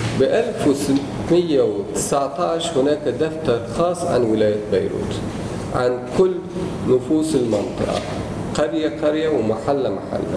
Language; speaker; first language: Arabic; non-native, fluent; Turkish